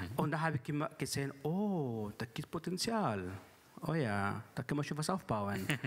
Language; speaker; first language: German; non-native, fluent; Spanish